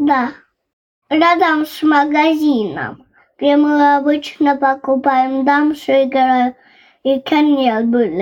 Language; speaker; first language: Russian; early bilingual, heritage; Russian